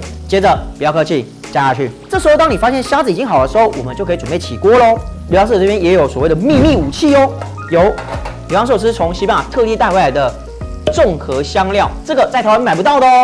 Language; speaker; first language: Chinese; native; Chinese